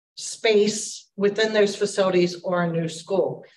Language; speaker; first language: English; native; English